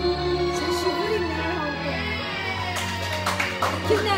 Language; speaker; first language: Japanese; non-native, learner; Filipino